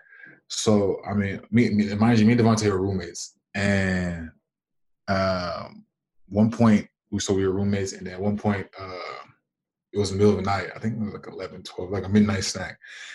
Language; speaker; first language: English; native; English